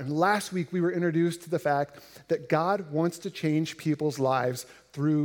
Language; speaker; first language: English; native; English